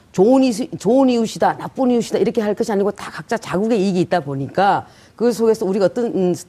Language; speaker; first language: Korean; native; Korean